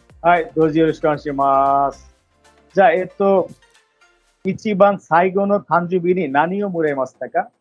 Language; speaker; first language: Japanese; non-native, fluent; Bangla